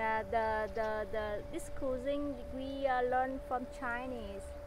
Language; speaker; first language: English; non-native, fluent; Vietnamese